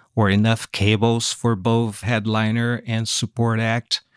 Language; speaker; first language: English; non-native, fluent; Portuguese